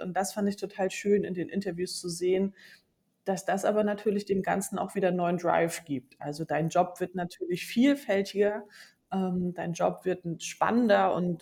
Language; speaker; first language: German; native; German